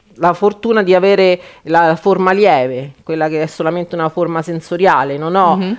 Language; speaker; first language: Italian; native; Italian